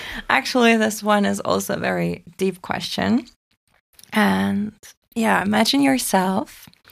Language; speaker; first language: English; non-native, fluent; German